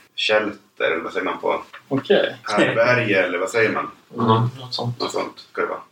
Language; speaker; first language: Swedish; native; Swedish